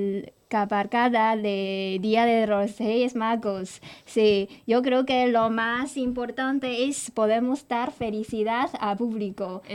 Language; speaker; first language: Spanish; non-native, fluent; Chinese